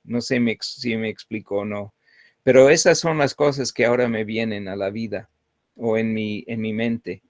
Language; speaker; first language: Spanish; non-native, fluent; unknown